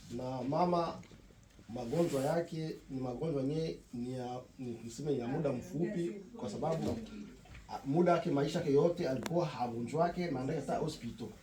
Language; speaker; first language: Swahili; native; Swahili